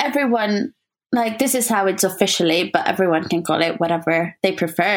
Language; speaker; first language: English; non-native, fluent; Spanish